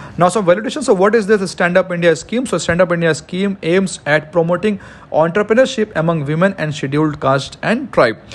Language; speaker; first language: English; non-native, local second language; Hindi